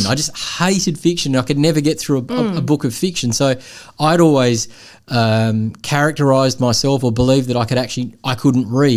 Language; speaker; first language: English; native; English